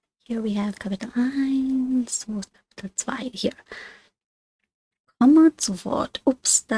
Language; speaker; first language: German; non-native, fluent; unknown